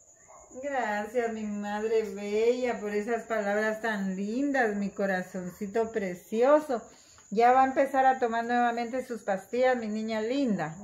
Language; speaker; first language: Spanish; native; Spanish